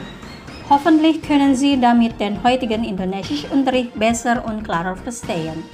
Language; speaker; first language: German; non-native, fluent; Indonesian